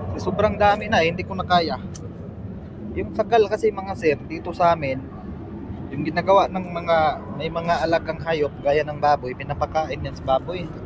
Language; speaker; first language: Filipino; non-native, local second language; Cebuano